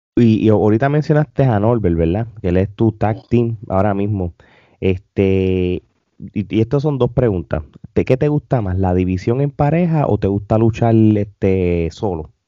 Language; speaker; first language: Spanish; native; Spanish